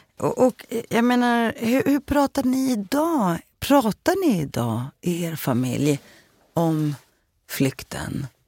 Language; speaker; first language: Swedish; early bilingual, other home language; Greek